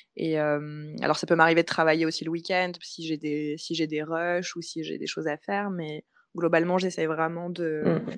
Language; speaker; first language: French; native; French